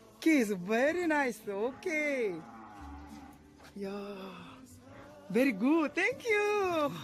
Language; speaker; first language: English; non-native, learner; Korean